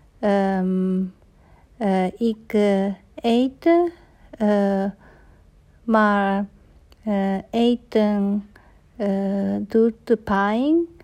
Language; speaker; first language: Dutch; non-native, learner; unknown